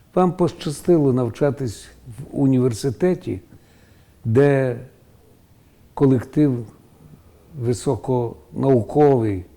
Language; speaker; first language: Ukrainian; native; Ukrainian